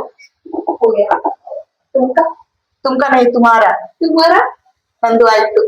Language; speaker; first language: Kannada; non-native, learner; Hindi